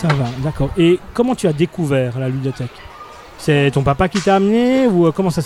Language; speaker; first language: French; native; French